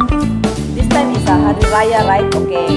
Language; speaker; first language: English; non-native, local second language; Filipino